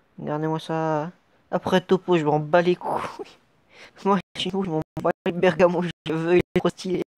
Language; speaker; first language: French; native; French